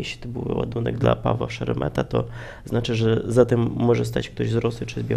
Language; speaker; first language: Polish; non-native, fluent; Ukrainian